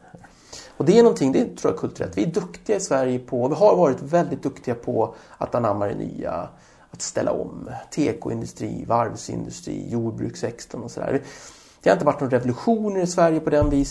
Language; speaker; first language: Swedish; native; Swedish